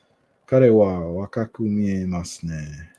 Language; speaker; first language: Japanese; non-native, learner; English